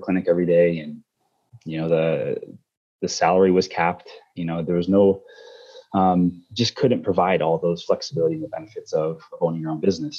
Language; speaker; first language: English; native; English